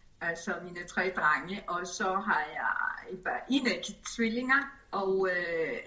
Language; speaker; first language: Danish; early bilingual, other home language; Spanish